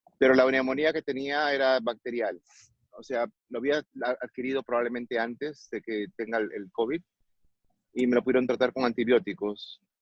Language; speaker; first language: Spanish; native; Spanish